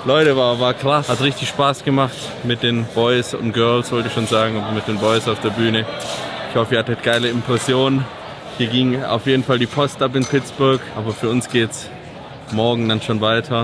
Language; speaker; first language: German; native; German